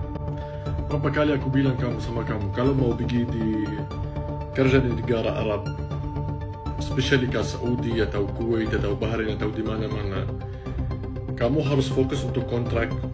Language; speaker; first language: Indonesian; non-native, fluent; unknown